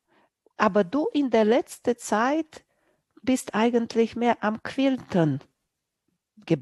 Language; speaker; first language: German; non-native, fluent; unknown